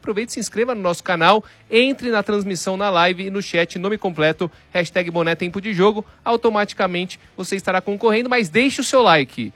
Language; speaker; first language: Portuguese; native; Portuguese